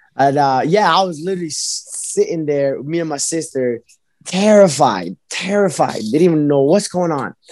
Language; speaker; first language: English; early bilingual, other home language; Arabic